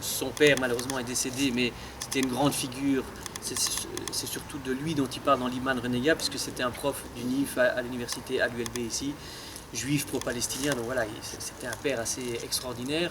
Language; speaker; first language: French; native; French